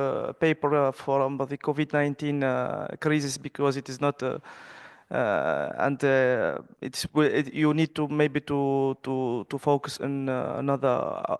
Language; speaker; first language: English; non-native, fluent; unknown